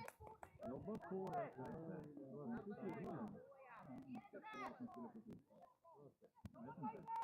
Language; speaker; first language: Swedish; native; Swedish